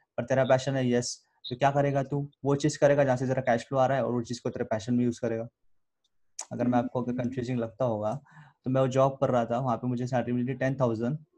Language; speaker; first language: Hindi; native; Hindi